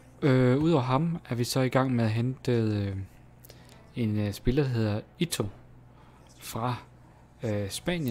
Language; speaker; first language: Danish; native; Danish